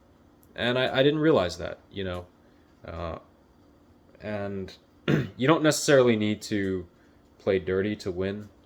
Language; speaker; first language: English; native; English